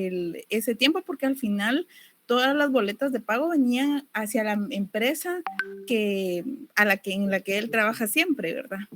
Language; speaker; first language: Spanish; native; Spanish